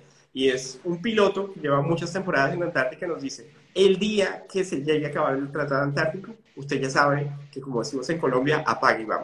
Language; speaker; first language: Spanish; native; Spanish